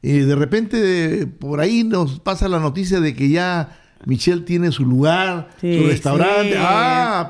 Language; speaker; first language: Spanish; native; Spanish